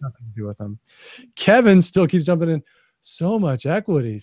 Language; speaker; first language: English; native; English